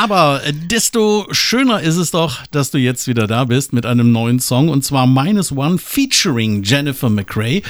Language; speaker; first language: German; native; German